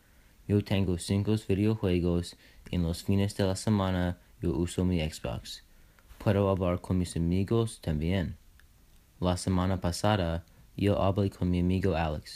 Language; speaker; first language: Spanish; non-native, learner; English